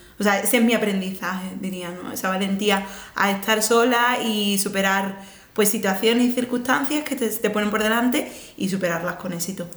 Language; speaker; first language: Spanish; native; Spanish